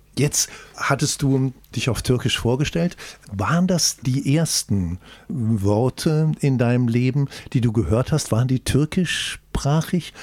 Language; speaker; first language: German; native; German